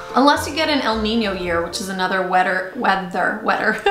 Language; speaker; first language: English; native; English